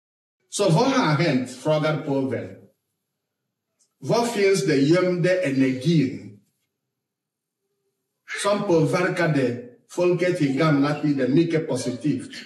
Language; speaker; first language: Swedish; non-native, fluent; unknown